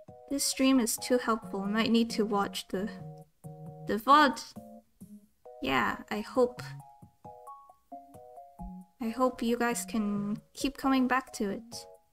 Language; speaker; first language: English; non-native, local second language; Cantonese